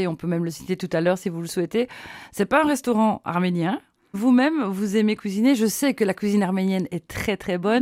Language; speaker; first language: French; native; French